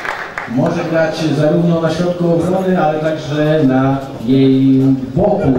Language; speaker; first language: Polish; native; Polish